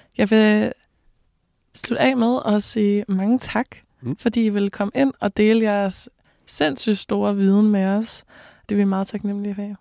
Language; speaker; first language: Danish; native; Danish